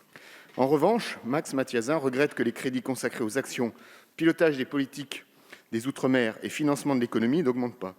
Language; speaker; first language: French; native; French